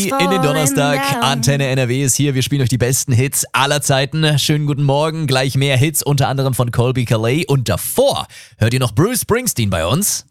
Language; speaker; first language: German; native; German